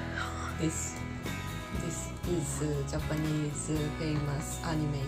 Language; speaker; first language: English; non-native, learner; Japanese